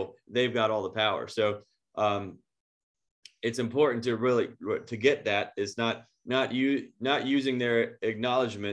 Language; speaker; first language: English; native; English